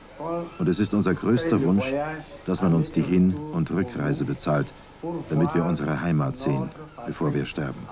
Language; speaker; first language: German; native; German